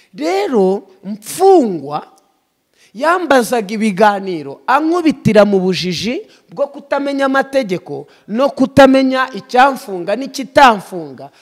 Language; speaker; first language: Kinyarwanda; native; Kinyarwanda